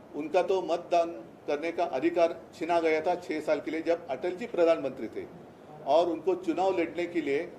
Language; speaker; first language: Hindi; non-native, local second language; Marathi